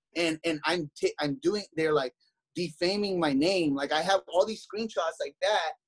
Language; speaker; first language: English; native; English